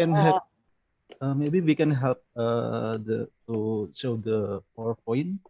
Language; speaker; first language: English; non-native, learner; Indonesian